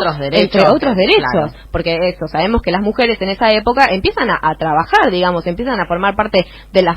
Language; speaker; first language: Spanish; native; Spanish